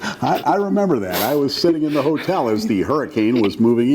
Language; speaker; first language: English; native; English